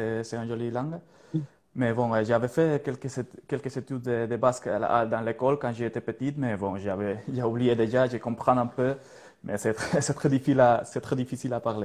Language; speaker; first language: French; non-native, learner; Spanish